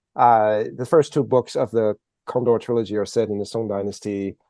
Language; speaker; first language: English; early bilingual, other home language; Chinese